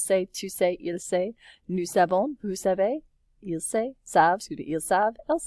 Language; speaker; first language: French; non-native, fluent; English